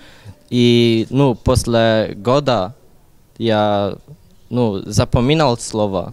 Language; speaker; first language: Russian; non-native, learner; Polish